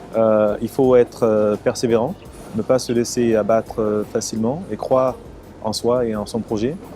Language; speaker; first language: French; early bilingual, other home language; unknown